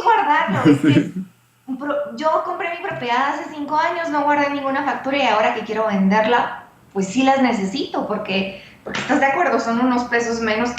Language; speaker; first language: Spanish; native; Spanish